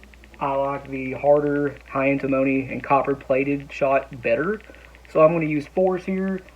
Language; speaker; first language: English; native; English